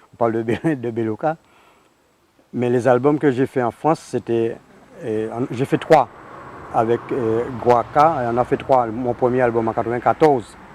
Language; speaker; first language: French; native; French